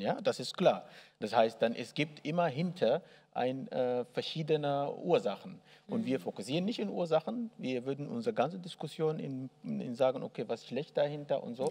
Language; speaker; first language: German; non-native, learner; Arabic